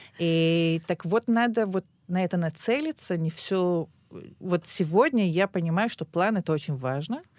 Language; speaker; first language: Russian; early bilingual, heritage; Russian